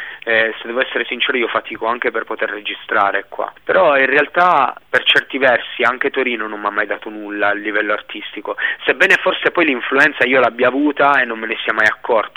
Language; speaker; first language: Italian; native; Italian